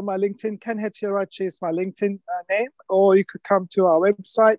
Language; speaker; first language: English; non-native, local second language; Sinhala